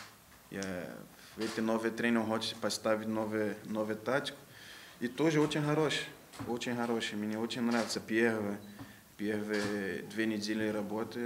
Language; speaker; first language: Russian; non-native, learner; Portuguese